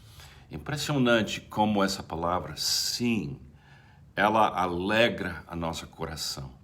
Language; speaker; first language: Portuguese; non-native, fluent; English